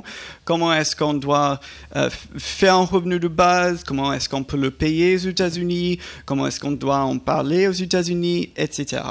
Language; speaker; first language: French; non-native, fluent; English